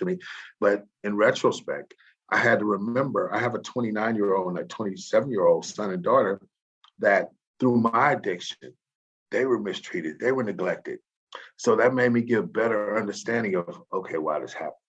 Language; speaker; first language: English; native; English